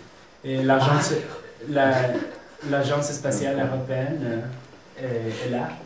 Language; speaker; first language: French; non-native, fluent; Spanish